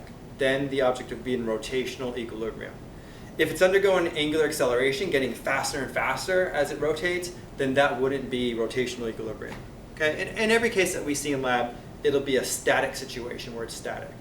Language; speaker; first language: English; native; English